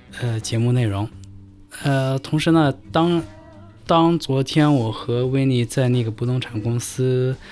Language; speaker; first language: Chinese; native; Chinese